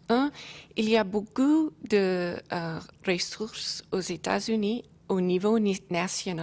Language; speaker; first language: French; non-native, learner; English